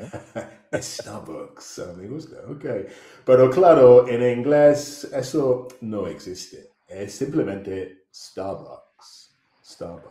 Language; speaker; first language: Spanish; non-native, fluent; English